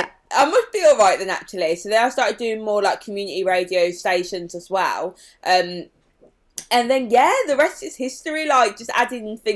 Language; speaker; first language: English; native; English